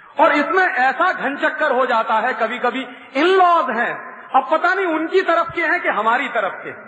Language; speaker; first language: Hindi; native; Hindi